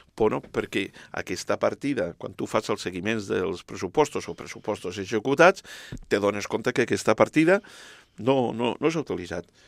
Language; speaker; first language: Catalan; non-native, local second language; Spanish